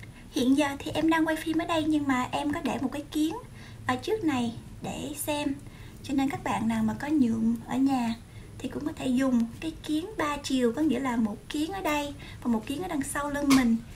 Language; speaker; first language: Vietnamese; early bilingual, other home language; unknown